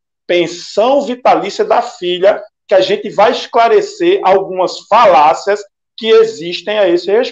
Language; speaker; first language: Portuguese; native; Portuguese